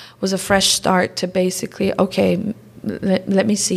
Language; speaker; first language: English; early bilingual, other home language; Portuguese